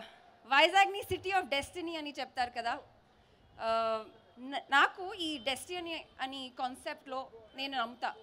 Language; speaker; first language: Telugu; non-native, learner; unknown